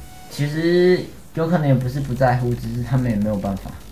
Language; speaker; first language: Chinese; native; Chinese